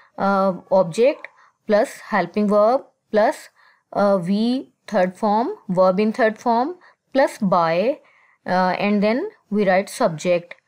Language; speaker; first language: English; non-native, local second language; Urdu